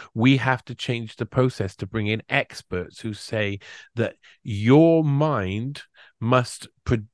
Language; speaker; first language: English; native; English